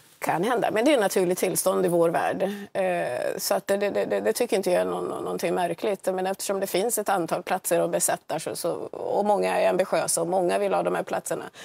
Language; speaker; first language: Swedish; early bilingual, other home language; Swahili